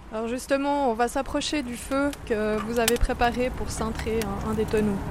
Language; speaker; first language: French; native; French